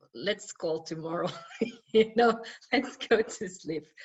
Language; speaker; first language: English; non-native, fluent; Norwegian